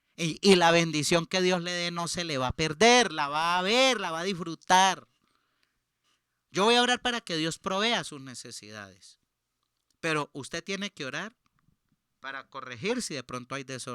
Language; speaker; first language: Spanish; native; Spanish